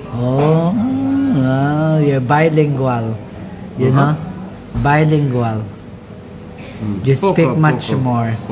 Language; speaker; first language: English; non-native, learner; Filipino